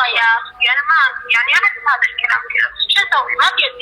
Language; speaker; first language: Arabic; native; Arabic